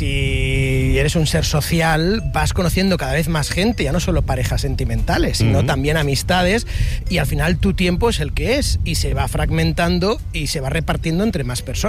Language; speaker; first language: Spanish; native; Spanish